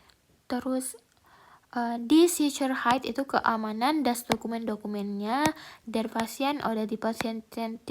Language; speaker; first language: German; non-native, fluent; Indonesian